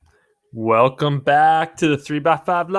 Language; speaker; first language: English; native; English